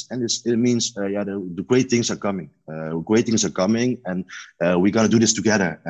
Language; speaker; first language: English; non-native, learner; Dutch